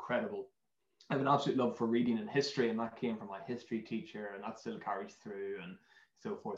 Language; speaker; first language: English; native; English